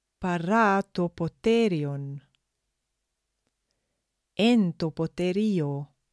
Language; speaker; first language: Greek; non-native, fluent; English